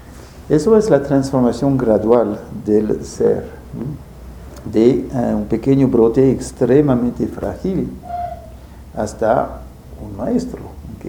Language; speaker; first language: Spanish; non-native, fluent; French